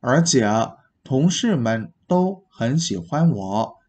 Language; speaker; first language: Chinese; non-native, fluent; Vietnamese